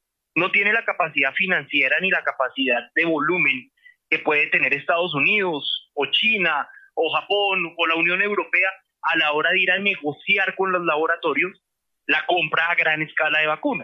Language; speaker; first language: Spanish; native; Spanish